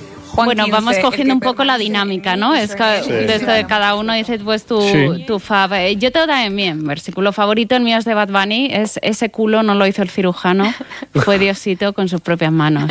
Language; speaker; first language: Spanish; native; Spanish